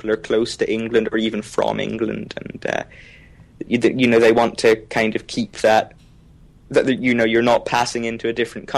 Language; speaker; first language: English; native; English